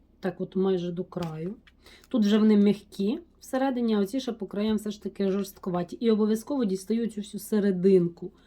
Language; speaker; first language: Ukrainian; non-native, local second language; Russian